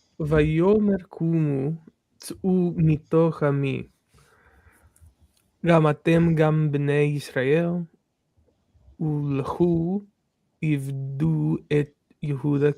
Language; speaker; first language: Hebrew; non-native, learner; English